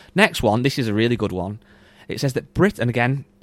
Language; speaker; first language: English; native; English